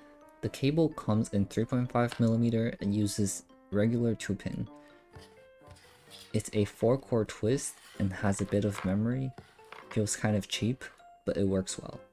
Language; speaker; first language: English; non-native, fluent; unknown